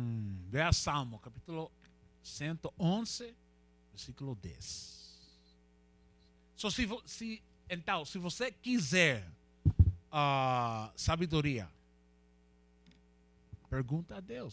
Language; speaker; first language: Portuguese; non-native, learner; Spanish